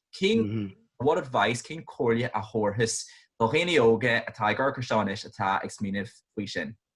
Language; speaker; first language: Irish; native; Irish